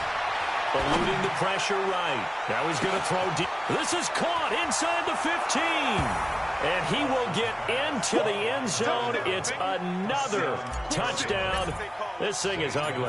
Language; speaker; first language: English; native; English